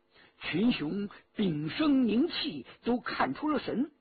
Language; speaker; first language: Chinese; native; Chinese